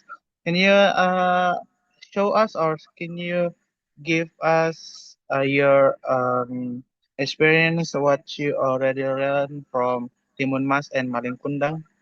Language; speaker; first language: English; non-native, learner; Indonesian